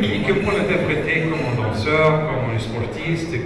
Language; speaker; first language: French; non-native, fluent; Spanish